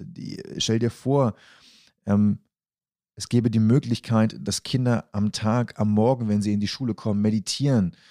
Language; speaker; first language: German; native; German